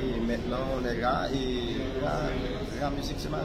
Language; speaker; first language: French; non-native, learner; Haitian Creole